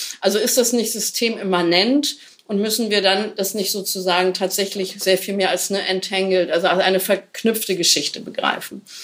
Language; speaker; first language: German; native; German